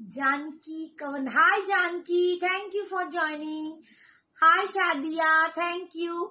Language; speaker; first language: Hindi; non-native, local second language; Bangla